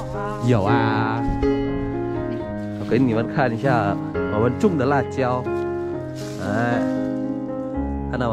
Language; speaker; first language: Chinese; non-native, fluent; Vietnamese